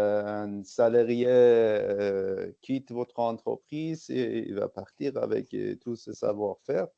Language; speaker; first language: French; non-native, fluent; Persian